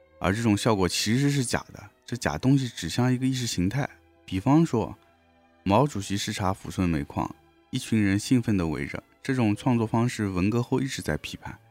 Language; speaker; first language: Chinese; native; Chinese